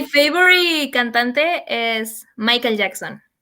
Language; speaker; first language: English; non-native, learner; Spanish